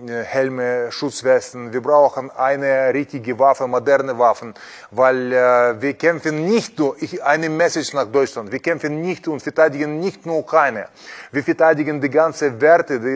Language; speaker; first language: German; non-native, fluent; Russian